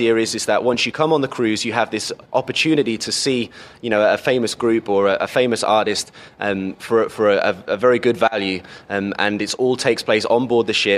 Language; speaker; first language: English; native; English